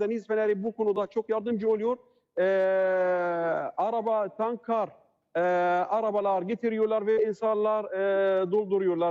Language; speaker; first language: Turkish; non-native, learner; Arabic